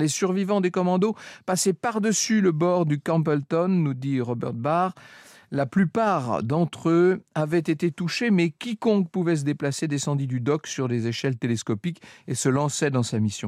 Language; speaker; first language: French; native; French